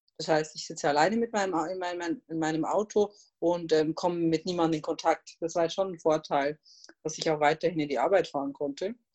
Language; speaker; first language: German; non-native, fluent; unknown